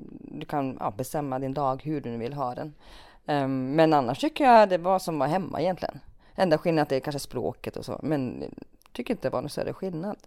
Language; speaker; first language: Swedish; early bilingual, other home language; Finnish